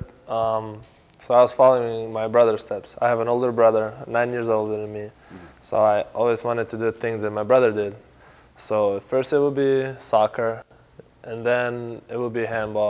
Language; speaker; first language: English; non-native, fluent; Slovenian